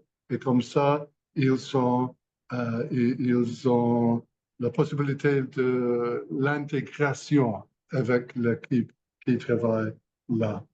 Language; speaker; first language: French; non-native, learner; English